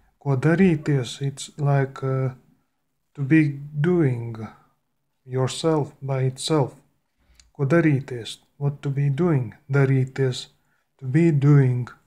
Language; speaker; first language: English; non-native, learner; Latvian